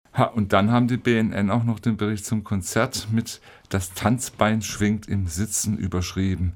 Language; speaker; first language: German; native; German